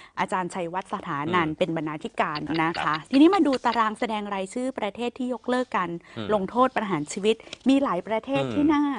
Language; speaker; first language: Thai; native; Thai